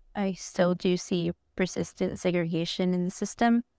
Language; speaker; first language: English; early bilingual, other home language; Spanish